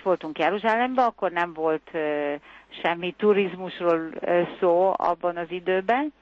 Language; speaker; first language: Hungarian; early bilingual, heritage; Hungarian